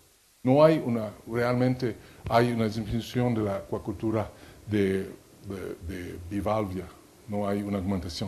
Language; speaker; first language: Spanish; non-native, fluent; French